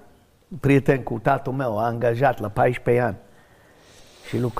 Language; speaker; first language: Romanian; non-native, learner; English